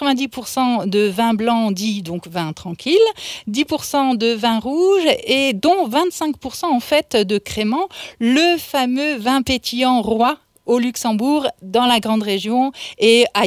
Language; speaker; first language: French; native; French